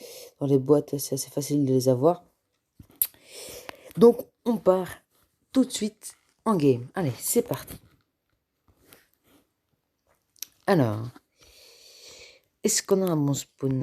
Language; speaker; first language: French; native; French